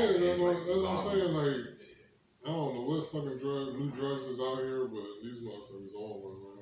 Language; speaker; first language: English; native; English